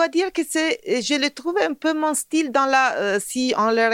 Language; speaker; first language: French; non-native, fluent; Italian